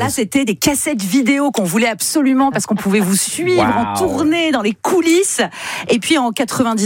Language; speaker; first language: French; native; French